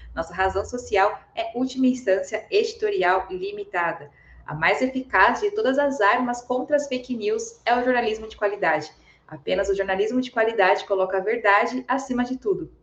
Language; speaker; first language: Portuguese; native; Portuguese